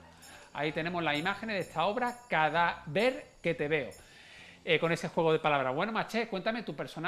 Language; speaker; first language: Spanish; native; Spanish